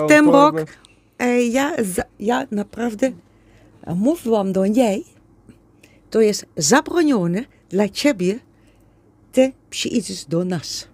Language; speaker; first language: Polish; non-native, learner; Dutch